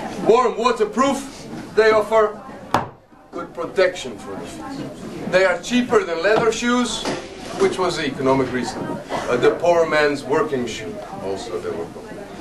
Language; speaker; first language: English; non-native, fluent; Dutch